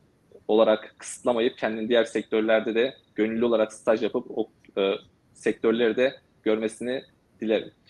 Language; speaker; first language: Turkish; native; Turkish